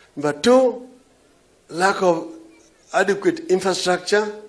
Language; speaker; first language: English; non-native, local second language; Luo (Kenya and Tanzania)